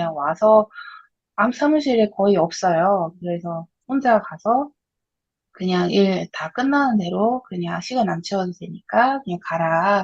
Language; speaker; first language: Korean; native; Korean